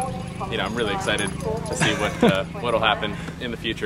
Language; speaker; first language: English; native; English